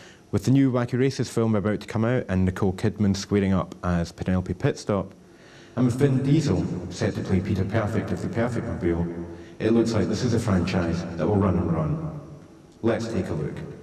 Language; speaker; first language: English; native; English